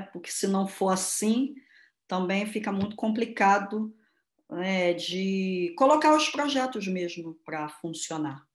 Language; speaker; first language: Portuguese; native; Portuguese